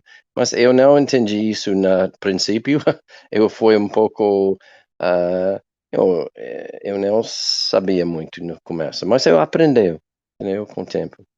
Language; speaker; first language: Portuguese; non-native, learner; English